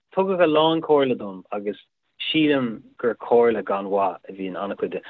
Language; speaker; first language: Irish; native; Irish